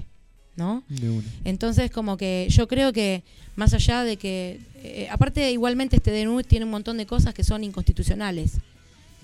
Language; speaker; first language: Spanish; native; Spanish